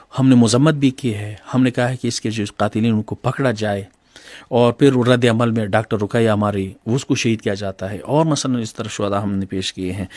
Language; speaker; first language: Urdu; non-native, local second language; Pashto